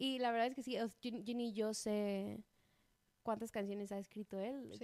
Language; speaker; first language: Spanish; native; Spanish